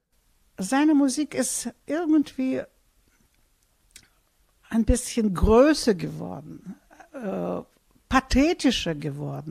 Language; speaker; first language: German; non-native, fluent; Russian